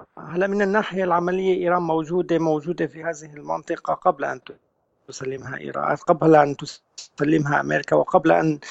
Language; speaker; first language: Arabic; native; Arabic